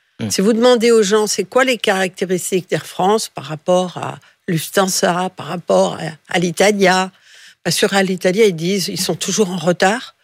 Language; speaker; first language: French; early bilingual, other home language; Spanish